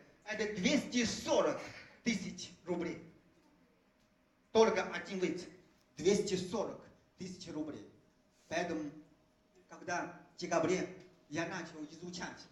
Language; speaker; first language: Russian; non-native, fluent; Chinese